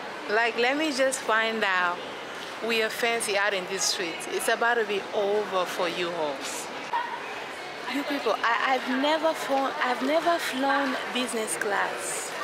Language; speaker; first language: English; native; English